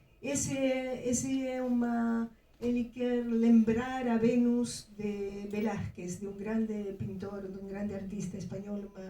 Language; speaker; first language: Portuguese; non-native, fluent; Spanish